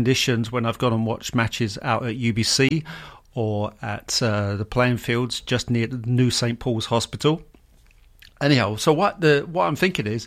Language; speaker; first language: English; native; English